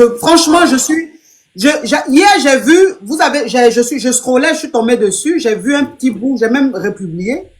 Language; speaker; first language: French; non-native, local second language; Lingala